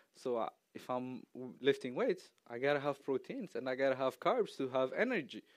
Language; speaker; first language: English; non-native, fluent; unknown